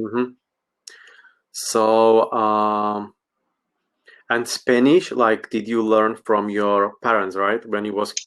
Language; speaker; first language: English; non-native, learner; Slovak